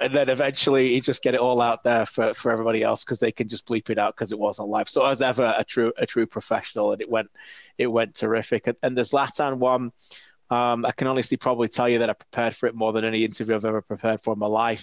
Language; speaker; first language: English; native; English